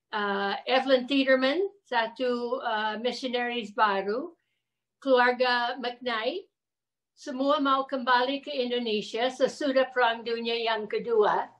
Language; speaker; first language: Indonesian; non-native, fluent; English